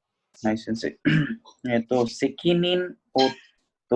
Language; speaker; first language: Japanese; non-native, learner; Hindi